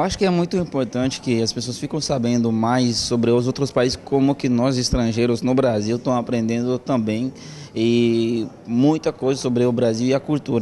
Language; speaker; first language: Portuguese; non-native, fluent; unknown